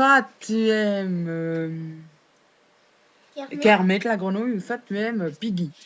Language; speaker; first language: French; native; French